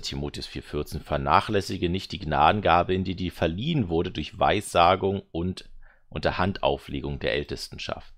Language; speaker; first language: German; native; German